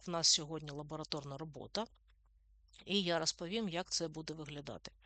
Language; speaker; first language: Ukrainian; non-native, local second language; Russian